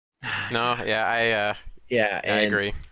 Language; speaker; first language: English; native; English